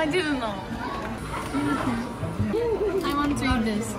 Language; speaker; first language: English; non-native, local second language; Assamese